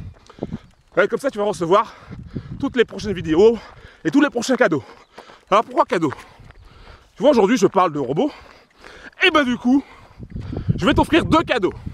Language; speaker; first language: French; native; French